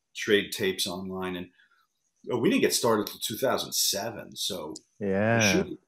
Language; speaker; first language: English; native; English